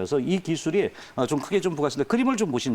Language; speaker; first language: Korean; native; Korean